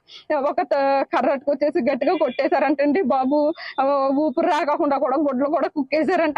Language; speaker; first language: Telugu; native; Telugu